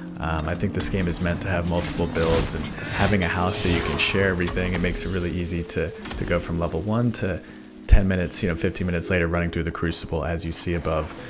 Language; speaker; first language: English; native; English